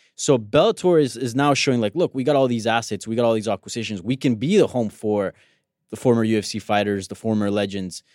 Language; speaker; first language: English; early bilingual, other home language; Spanish